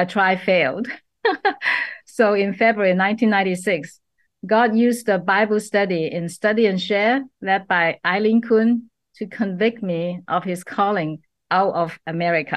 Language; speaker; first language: English; non-native, local second language; Cantonese